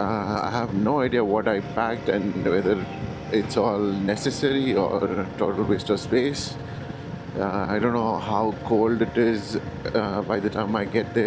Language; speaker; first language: English; non-native, local second language; Malayalam